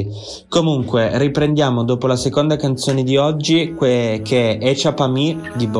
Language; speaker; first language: Italian; native; Italian